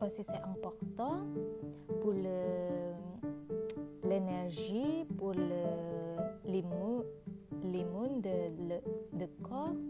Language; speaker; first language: French; non-native, learner; Indonesian